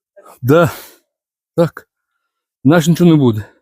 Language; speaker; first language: Ukrainian; non-native, fluent; Romanian